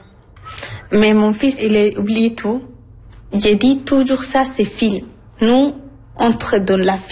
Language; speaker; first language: French; non-native, learner; Arabic